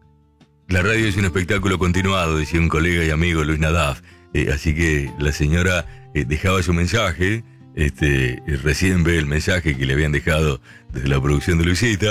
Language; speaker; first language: Spanish; native; Spanish